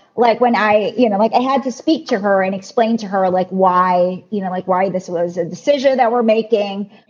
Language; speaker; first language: English; non-native, local second language; Filipino